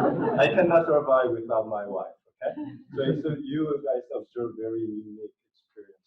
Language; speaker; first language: English; non-native, fluent; Korean